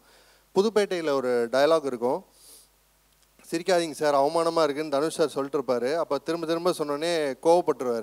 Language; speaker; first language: Tamil; native; Tamil